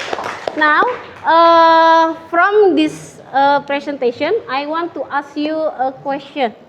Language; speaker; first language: English; non-native, fluent; Indonesian